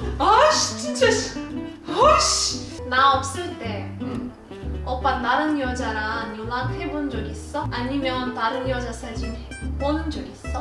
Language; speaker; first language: Korean; non-native, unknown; Russian